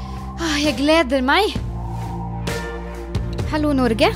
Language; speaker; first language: Norwegian; non-native, fluent; Arabic